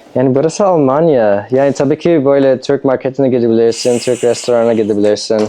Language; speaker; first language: Turkish; non-native, fluent; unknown